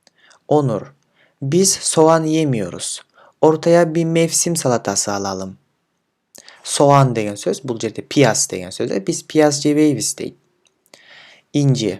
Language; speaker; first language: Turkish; non-native, fluent; Kyrgyz